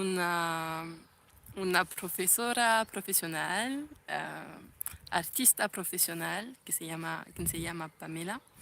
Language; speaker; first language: Spanish; non-native, fluent; French